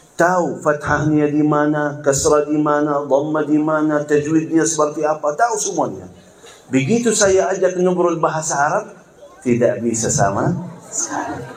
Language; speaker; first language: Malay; non-native, fluent; Arabic